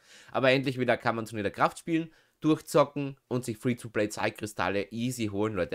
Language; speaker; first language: German; native; German